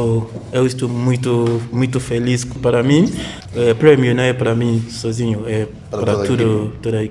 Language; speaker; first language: Portuguese; non-native, learner; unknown